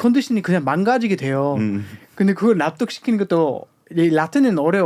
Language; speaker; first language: Korean; non-native, fluent; German